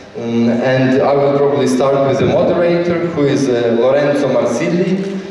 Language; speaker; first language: English; non-native, fluent; Ukrainian